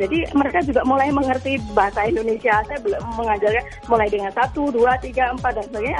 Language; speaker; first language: Indonesian; native; Indonesian